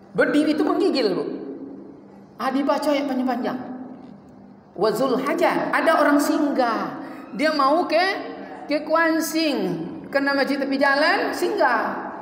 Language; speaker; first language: Malay; native; Malay